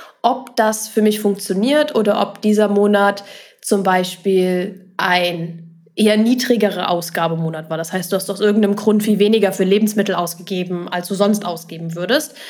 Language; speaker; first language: German; native; German